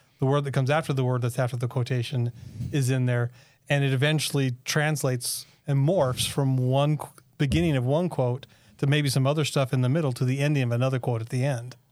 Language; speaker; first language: English; native; English